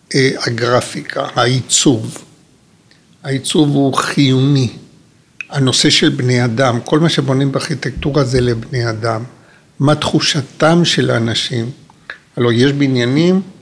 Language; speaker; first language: Hebrew; non-native, fluent; Spanish